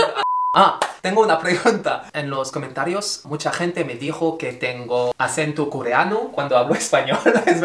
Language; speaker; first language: Spanish; non-native, fluent; French